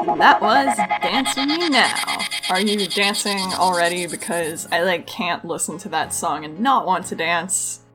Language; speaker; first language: English; native; English